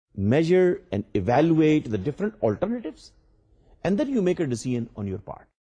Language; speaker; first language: English; non-native, local second language; Urdu